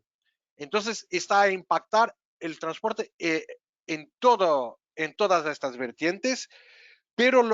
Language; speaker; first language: Spanish; non-native, fluent; Portuguese